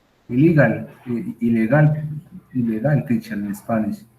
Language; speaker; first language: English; non-native, learner; Spanish